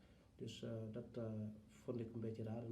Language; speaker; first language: Dutch; non-native, fluent; Fula